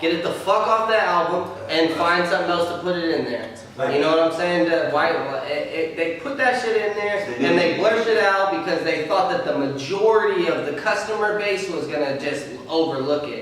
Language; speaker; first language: English; native; English